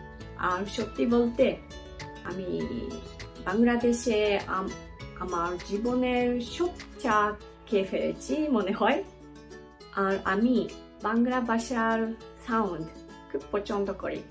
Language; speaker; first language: Bangla; non-native, learner; Japanese